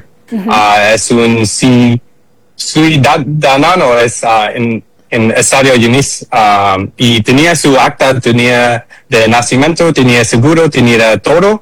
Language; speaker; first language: Spanish; early bilingual, heritage; English